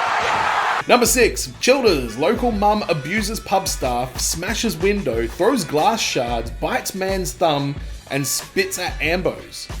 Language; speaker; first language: English; native; English